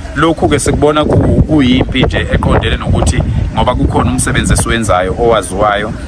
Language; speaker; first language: Zulu; native; Zulu